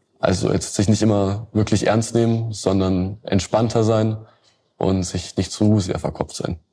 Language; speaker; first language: German; native; German